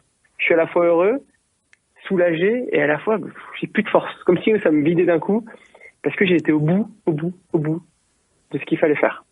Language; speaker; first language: French; native; French